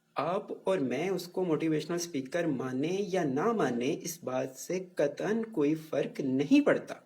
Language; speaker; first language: Urdu; non-native, local second language; Punjabi